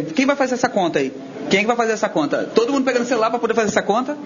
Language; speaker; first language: Portuguese; native; Portuguese